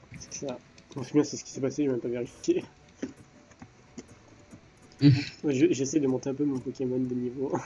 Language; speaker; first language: French; native; French